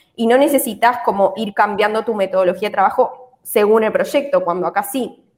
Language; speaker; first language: Spanish; native; Spanish